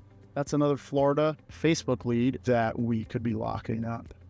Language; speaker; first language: English; native; English